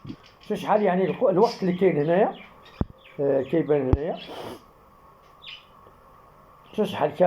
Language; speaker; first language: Arabic; native; Arabic